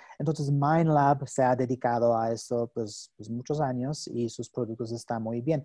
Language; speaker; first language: Spanish; non-native, fluent; English